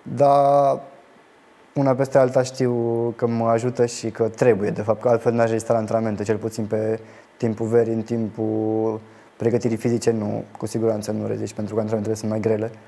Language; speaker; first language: Romanian; native; Romanian